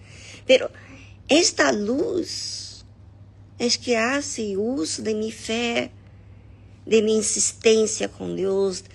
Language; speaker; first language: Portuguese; non-native, learner; Spanish